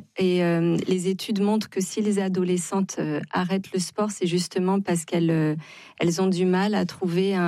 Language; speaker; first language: French; native; French